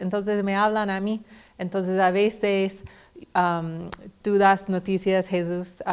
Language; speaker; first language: Spanish; non-native, fluent; English